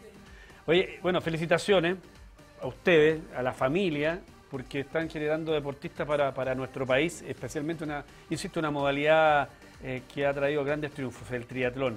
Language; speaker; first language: Spanish; native; Spanish